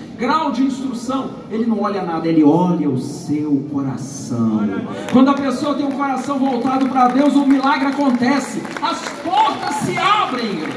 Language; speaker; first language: Portuguese; native; Portuguese